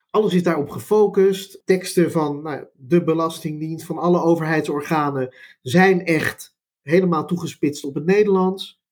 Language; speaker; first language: Dutch; native; Dutch